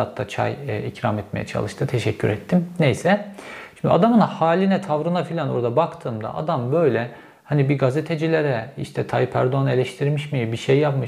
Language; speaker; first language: Turkish; native; Turkish